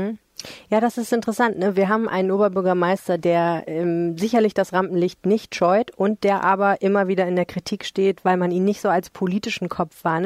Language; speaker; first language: German; native; German